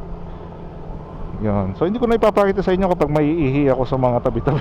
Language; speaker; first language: Filipino; native; Filipino